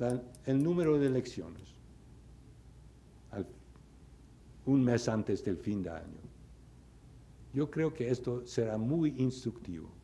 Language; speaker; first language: Spanish; non-native, fluent; English